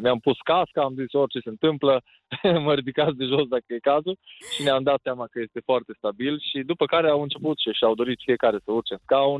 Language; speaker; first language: Romanian; native; Romanian